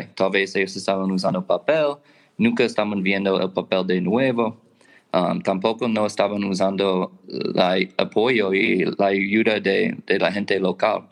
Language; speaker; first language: Spanish; non-native, fluent; English